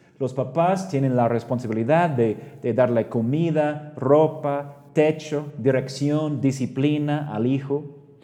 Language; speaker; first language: Spanish; non-native, fluent; English